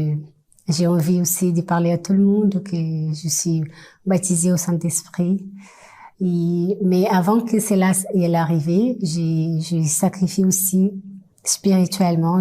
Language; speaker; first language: French; non-native, fluent; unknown